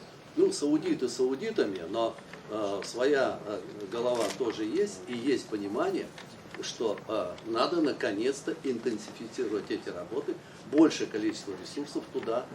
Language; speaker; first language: Russian; native; Russian